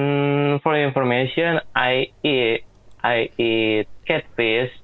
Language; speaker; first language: English; non-native, learner; Indonesian